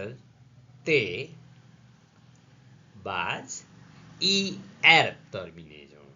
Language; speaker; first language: French; non-native, learner; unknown